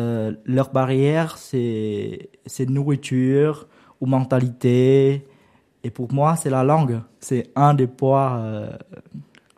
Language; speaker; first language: French; non-native, fluent; Vietnamese